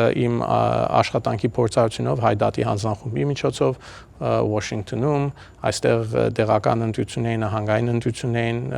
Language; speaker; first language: Armenian; early bilingual, heritage; Armenian